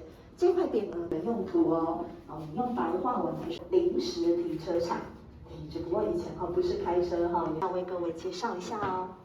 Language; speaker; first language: Chinese; native; Chinese